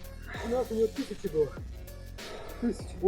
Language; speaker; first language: Russian; native; Russian